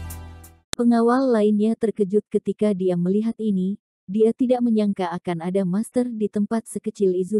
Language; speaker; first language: Indonesian; native; Indonesian